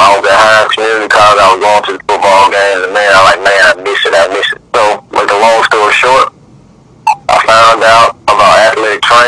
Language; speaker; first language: English; native; English